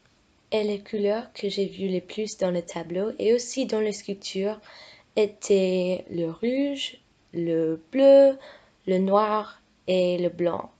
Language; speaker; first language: French; non-native, fluent; English